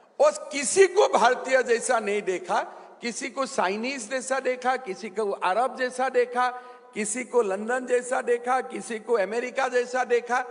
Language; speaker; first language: Hindi; non-native, local second language; Assamese